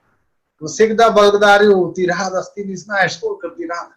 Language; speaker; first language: Russian; non-native, learner; Hindi